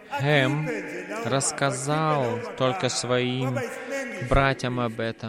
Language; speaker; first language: Russian; non-native, fluent; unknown